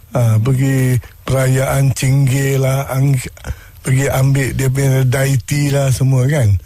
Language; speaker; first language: Malay; early bilingual, other home language; Chinese